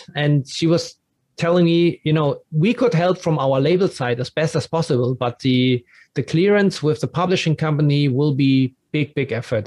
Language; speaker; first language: English; non-native, fluent; German